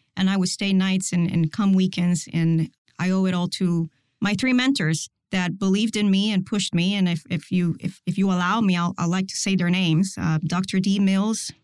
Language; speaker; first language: English; non-native, fluent; Spanish